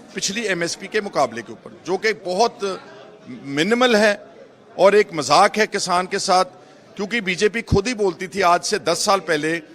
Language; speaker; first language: Hindi; non-native, local second language; Punjabi